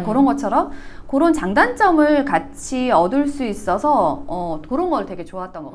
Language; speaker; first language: Korean; native; Korean